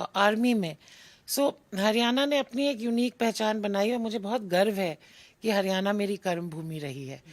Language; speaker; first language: Hindi; native; Hindi